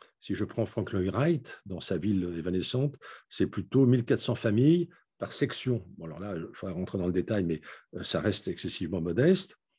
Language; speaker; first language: French; native; French